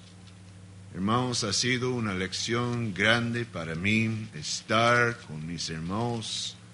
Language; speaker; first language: Spanish; non-native, learner; Portuguese